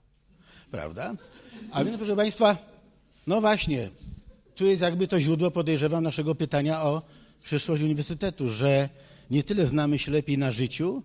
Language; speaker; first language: Polish; native; Polish